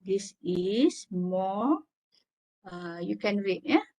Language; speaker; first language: English; non-native, local second language; Malay